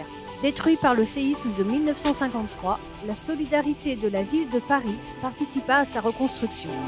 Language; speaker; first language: French; native; French